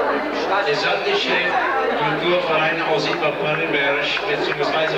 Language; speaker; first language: German; non-native, fluent; Italian